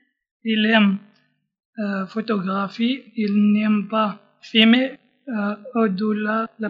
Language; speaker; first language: French; non-native, learner; Spanish